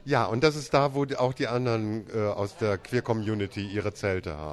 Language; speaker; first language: German; native; German